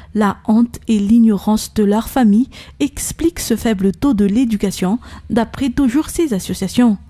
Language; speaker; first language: French; non-native, local second language; Malagasy